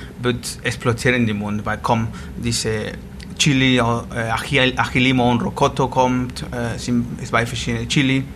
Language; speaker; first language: German; non-native, learner; Spanish